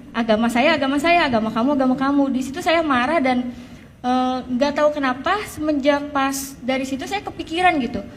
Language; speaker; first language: Indonesian; native; Indonesian